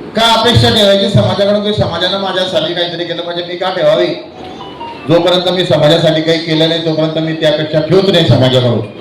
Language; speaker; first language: Marathi; non-native, local second language; Haryanvi